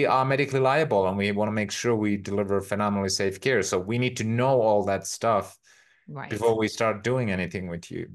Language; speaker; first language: English; non-native, fluent; Finnish